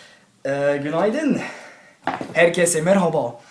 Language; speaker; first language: Turkish; non-native, learner; English